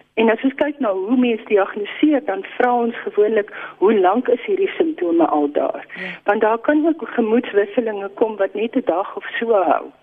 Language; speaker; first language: Afrikaans; native; Afrikaans